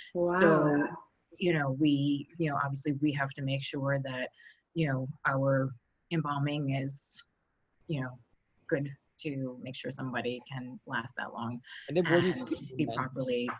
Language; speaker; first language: English; native; English